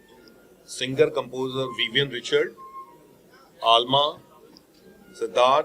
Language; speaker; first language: Hindi; native; Hindi